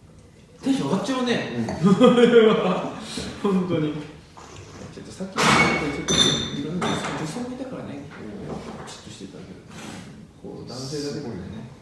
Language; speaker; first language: Japanese; native; Japanese